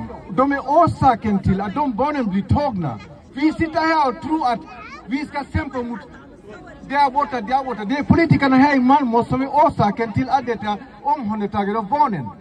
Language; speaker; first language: Swedish; non-native, fluent; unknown